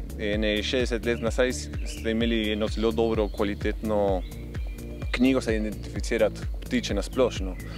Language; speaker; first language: Slovenian; early bilingual, heritage; Slovenian